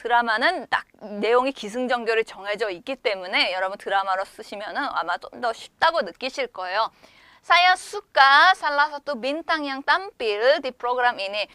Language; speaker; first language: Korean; native; Korean